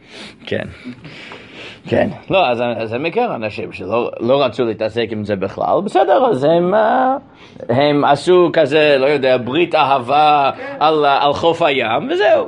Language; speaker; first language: Hebrew; non-native, fluent; English